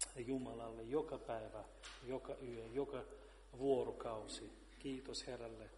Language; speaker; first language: Finnish; non-native, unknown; Russian